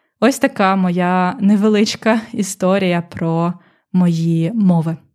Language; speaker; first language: Ukrainian; native; Ukrainian